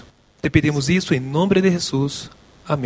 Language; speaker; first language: Spanish; non-native, local second language; Portuguese